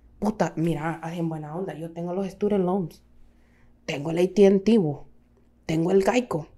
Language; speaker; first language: Spanish; early bilingual, heritage; Spanish